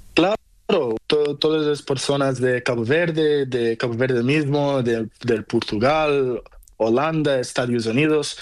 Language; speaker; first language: Spanish; non-native, learner; Portuguese